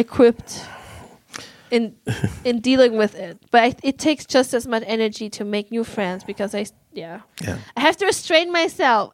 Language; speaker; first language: English; non-native, fluent; German